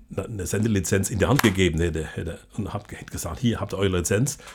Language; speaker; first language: German; native; German